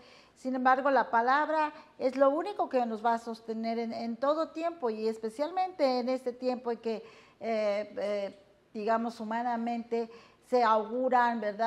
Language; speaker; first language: Spanish; native; Spanish